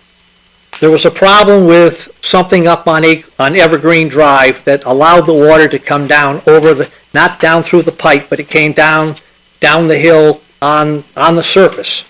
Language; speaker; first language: English; native; English